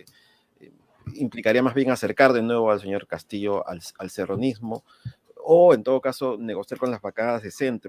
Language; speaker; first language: Spanish; native; Spanish